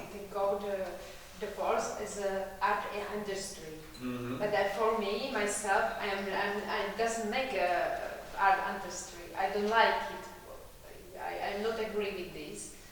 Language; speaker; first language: English; non-native, learner; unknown